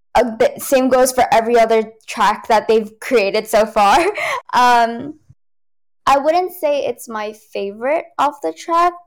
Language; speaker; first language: English; early bilingual, other home language; Cantonese